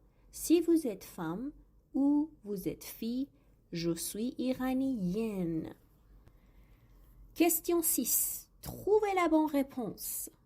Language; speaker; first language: French; non-native, fluent; Persian